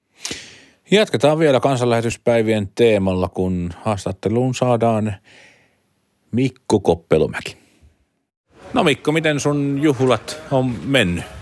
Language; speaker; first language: Finnish; native; Finnish